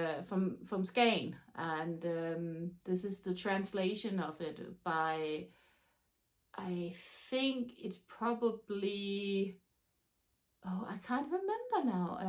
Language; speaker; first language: English; non-native, fluent; Danish